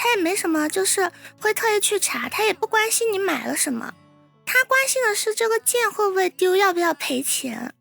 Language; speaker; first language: Chinese; native; Chinese